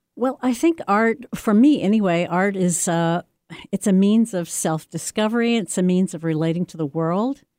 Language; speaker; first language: English; native; English